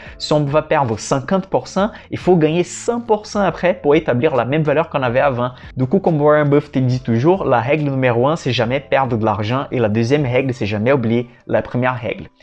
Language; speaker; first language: French; non-native, fluent; Portuguese